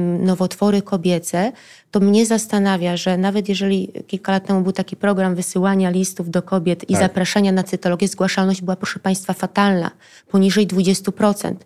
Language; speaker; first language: Polish; native; Polish